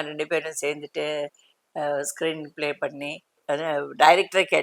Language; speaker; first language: Tamil; non-native, local second language; Telugu